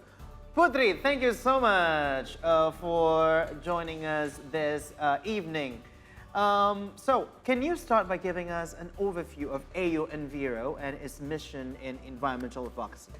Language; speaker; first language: English; non-native, fluent; Indonesian